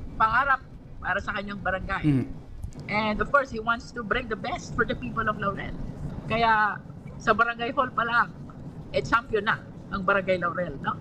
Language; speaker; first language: Filipino; native; Filipino